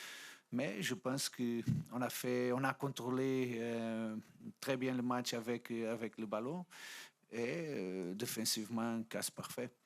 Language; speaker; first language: French; non-native, fluent; Portuguese